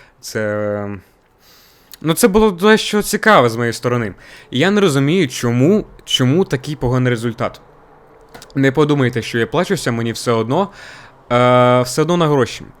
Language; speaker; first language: Ukrainian; non-native, local second language; Russian